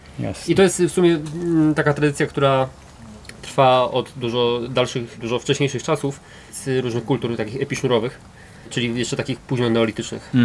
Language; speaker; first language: Polish; native; Polish